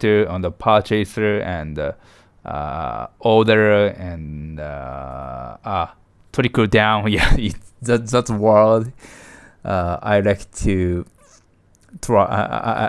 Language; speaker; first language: English; non-native, learner; Japanese